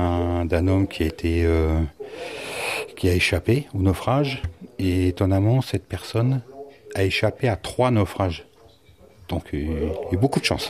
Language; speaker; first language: French; native; French